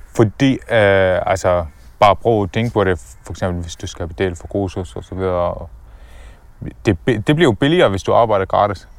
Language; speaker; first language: Danish; non-native, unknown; Arabic